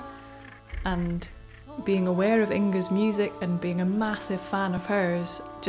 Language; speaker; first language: English; native; English